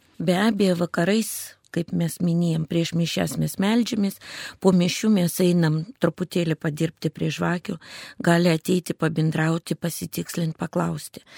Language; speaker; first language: Lithuanian; non-native, fluent; Russian